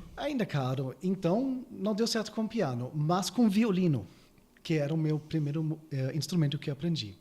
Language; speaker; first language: Portuguese; non-native, fluent; German